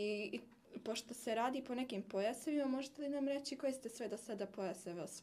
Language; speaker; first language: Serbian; non-native, local second language; Romany